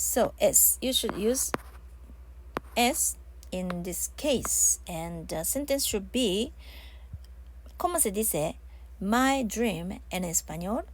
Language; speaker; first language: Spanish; non-native, learner; Japanese